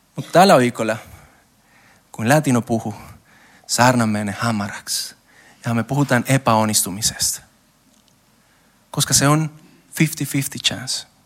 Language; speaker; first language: Finnish; non-native, learner; Spanish